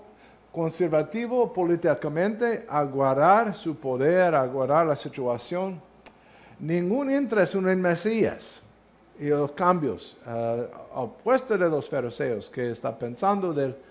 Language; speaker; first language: Spanish; non-native, learner; English